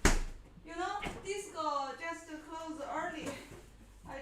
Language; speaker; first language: English; non-native, learner; Chinese